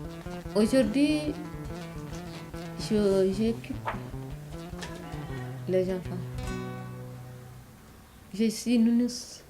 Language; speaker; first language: French; non-native, learner; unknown